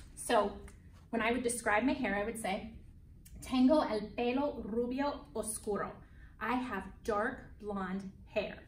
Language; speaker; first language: English; native; English